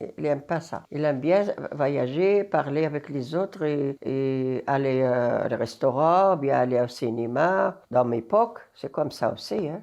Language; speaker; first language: French; non-native, learner; Arabic